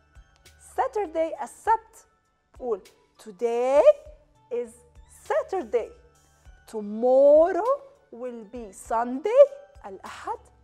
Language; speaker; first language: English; non-native, fluent; Arabic